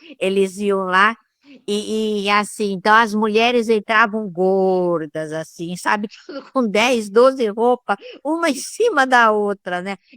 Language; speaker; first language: Portuguese; early bilingual, other home language; Italian